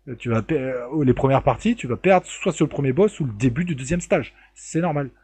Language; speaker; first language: French; native; French